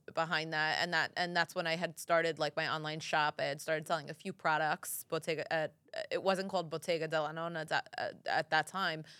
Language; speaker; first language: English; early bilingual, other home language; Italian